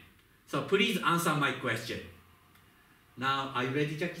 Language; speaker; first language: English; non-native, fluent; Japanese